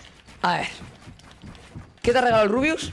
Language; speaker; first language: Spanish; native; Spanish